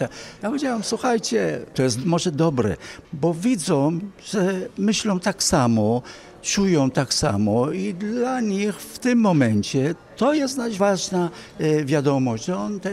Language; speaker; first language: Polish; early bilingual, heritage; Polish